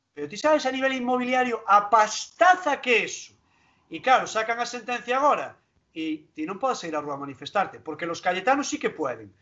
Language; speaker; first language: Galician; non-native, local second language; Spanish